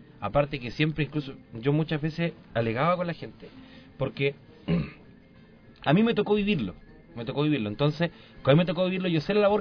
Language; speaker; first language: Spanish; native; Spanish